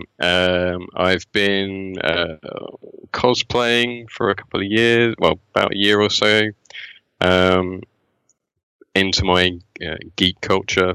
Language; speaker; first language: English; native; English